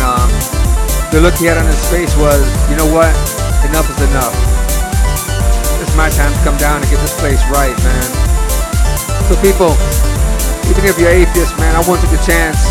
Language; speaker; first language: English; early bilingual, other home language; Spanish